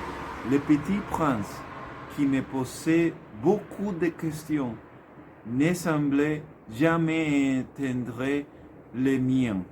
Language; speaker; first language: French; non-native, learner; Spanish